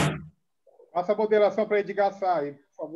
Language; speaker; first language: Portuguese; native; Portuguese